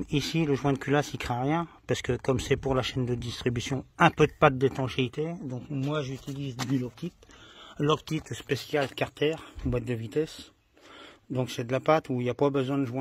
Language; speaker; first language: French; native; French